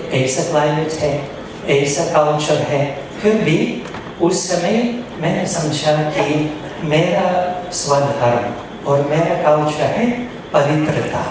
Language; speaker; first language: Hindi; non-native, fluent; Russian